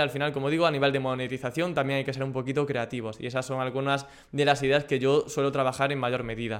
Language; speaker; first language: Spanish; native; Spanish